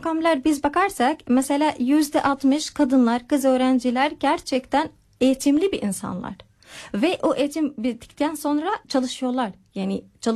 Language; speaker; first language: Turkish; non-native, fluent; Arabic